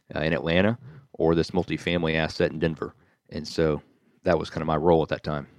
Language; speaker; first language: English; native; English